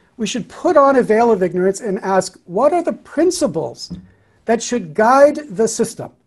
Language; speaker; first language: English; native; English